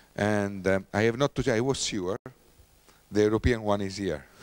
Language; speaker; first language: English; non-native, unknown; Italian